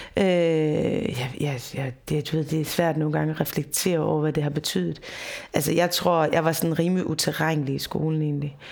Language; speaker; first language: Danish; native; Danish